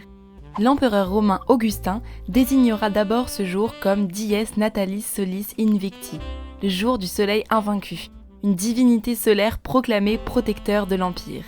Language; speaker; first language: French; native; French